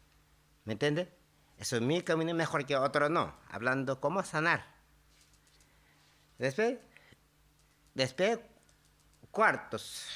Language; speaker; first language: Spanish; non-native, learner; Tibetan